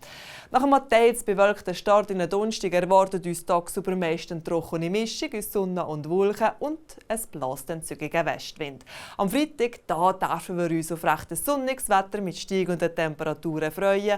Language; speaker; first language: German; native; German